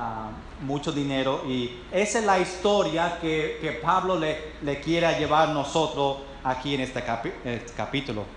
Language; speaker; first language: Spanish; non-native, fluent; English